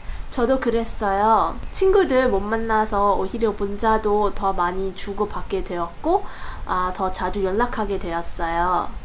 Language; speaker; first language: Korean; non-native, fluent; English